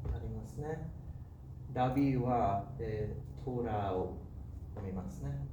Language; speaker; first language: Japanese; non-native, learner; English